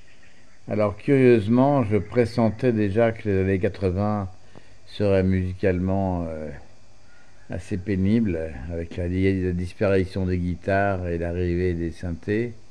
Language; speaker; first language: French; native; French